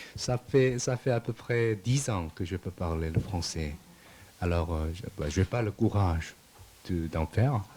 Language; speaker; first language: French; non-native, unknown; Korean